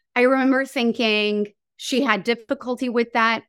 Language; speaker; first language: English; native; English